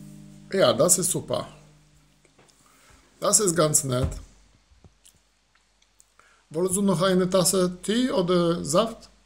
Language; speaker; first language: German; non-native, learner; Polish